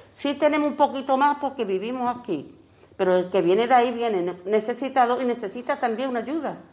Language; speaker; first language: Spanish; native; Spanish